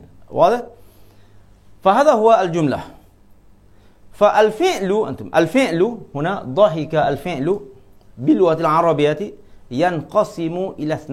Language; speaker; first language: Arabic; non-native, fluent; Malay